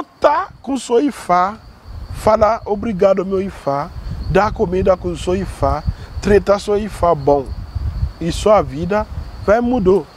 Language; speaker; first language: Portuguese; non-native, learner; Yoruba